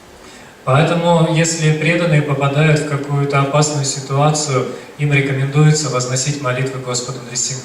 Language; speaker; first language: Russian; native; Russian